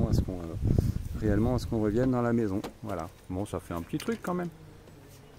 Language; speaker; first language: French; native; French